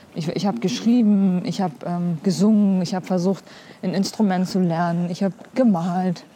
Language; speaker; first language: German; early bilingual, other home language; Kurdish